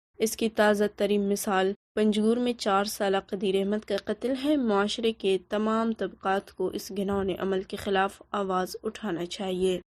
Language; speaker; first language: Urdu; non-native, local second language; Baluchi